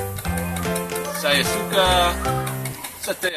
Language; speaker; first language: Indonesian; non-native, learner; English